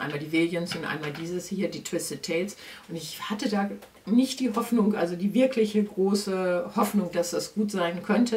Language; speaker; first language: German; native; German